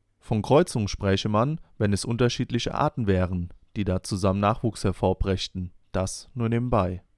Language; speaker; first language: German; native; German